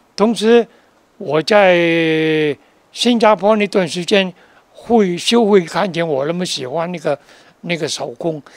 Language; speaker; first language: Chinese; non-native, local second language; Cantonese